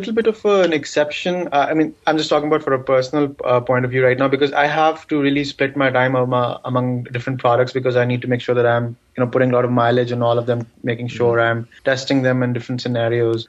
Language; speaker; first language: English; non-native, local second language; Urdu